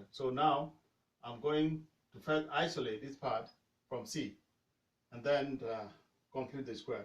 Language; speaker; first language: English; non-native, fluent; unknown